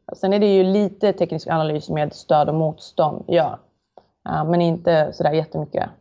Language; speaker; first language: Swedish; native; Swedish